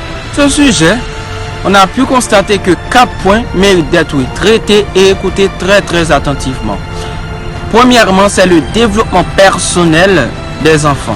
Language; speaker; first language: French; non-native, local second language; Haitian Creole